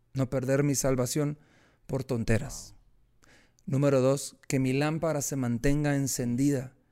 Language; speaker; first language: Spanish; native; Spanish